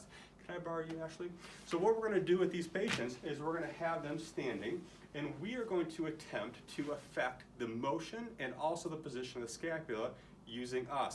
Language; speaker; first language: English; native; English